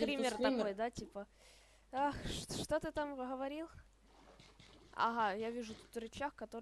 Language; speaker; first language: Russian; native; Russian